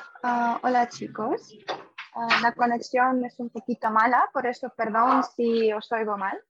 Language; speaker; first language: Spanish; non-native, fluent; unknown